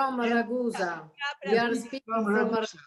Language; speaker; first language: English; non-native, learner; Italian